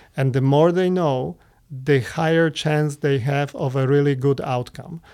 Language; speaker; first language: English; non-native, fluent; Polish